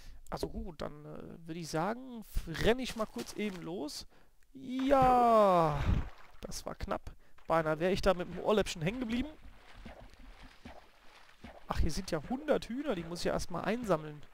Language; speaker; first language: German; native; German